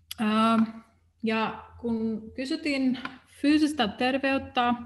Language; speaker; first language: Finnish; non-native, fluent; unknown